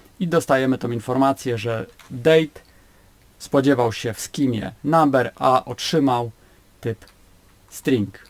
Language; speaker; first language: Polish; native; Polish